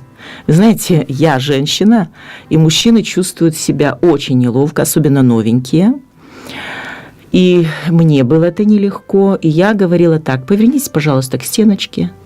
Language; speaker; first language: Russian; native; Russian